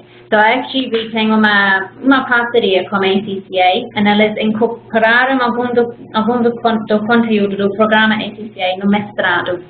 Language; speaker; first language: Portuguese; non-native, fluent; English